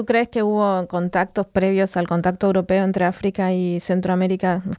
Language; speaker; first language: Spanish; native; Spanish